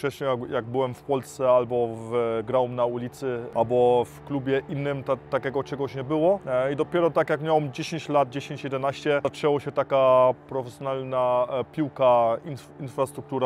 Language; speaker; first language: Polish; early bilingual, heritage; Polish